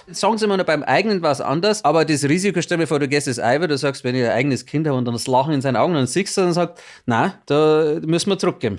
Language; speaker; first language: German; native; German